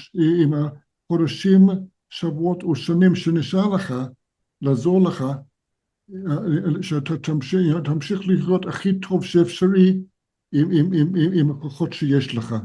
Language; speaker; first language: Hebrew; non-native, fluent; English